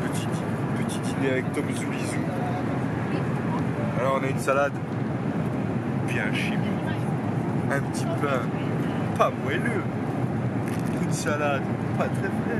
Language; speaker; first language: French; native; French